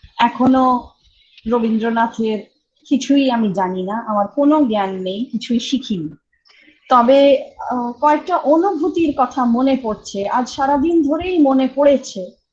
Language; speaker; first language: Bangla; early bilingual, heritage; Bangla